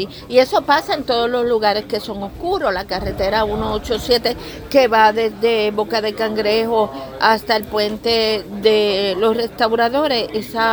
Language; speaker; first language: Spanish; native; Spanish